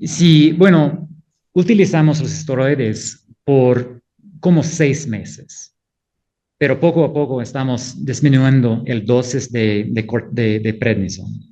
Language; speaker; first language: Spanish; non-native, fluent; English